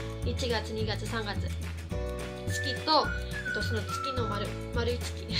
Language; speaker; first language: Japanese; non-native, fluent; Cebuano